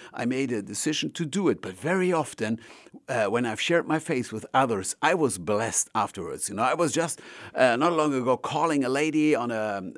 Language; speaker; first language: English; non-native, fluent; German